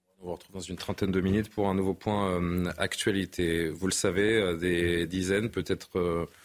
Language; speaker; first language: French; native; French